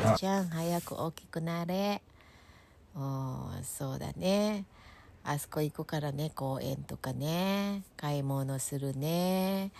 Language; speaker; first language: Japanese; non-native, fluent; Filipino